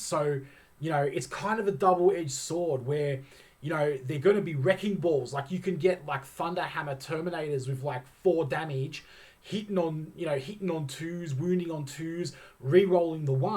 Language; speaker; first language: English; native; English